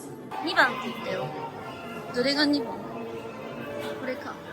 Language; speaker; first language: Japanese; native; Japanese